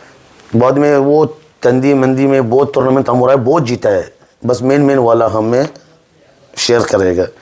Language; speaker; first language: Hindi; non-native, learner; Arabic